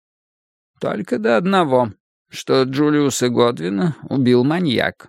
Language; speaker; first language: Russian; native; Russian